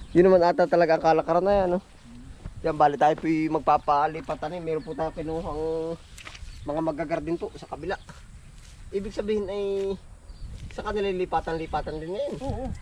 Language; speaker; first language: Filipino; native; Filipino